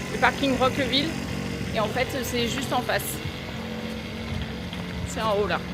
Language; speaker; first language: French; native; French